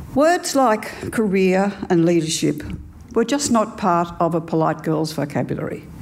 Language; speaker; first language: English; native; English